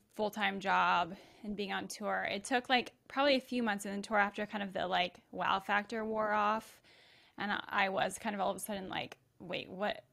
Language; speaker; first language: English; native; English